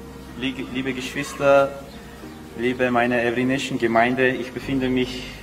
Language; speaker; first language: German; non-native, learner; Armenian